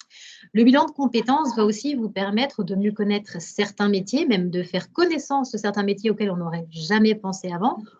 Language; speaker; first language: French; native; French